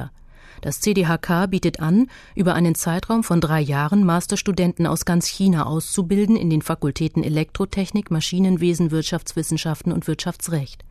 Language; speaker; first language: German; native; German